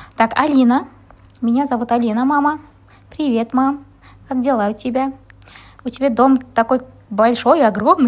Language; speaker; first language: Russian; non-native, local second language; Kazakh